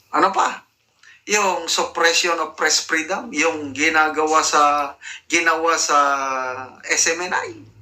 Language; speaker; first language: Filipino; native; Filipino